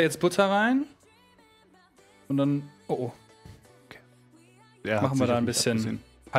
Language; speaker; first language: German; native; German